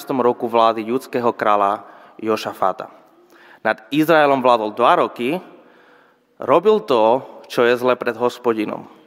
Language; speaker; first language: Slovak; non-native, fluent; Spanish